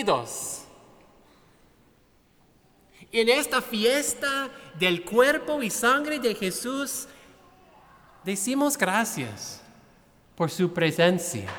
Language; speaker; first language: Spanish; non-native, fluent; English